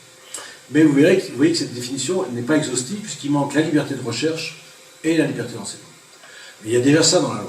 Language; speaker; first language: French; native; French